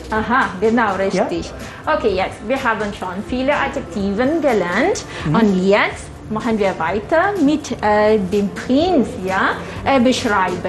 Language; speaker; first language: German; non-native, fluent; Malay